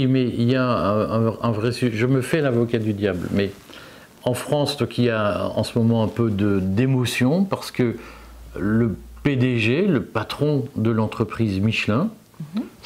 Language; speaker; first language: French; native; French